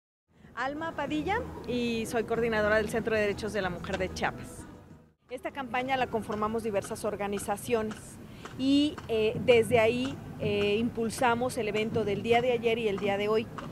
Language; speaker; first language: Spanish; native; Spanish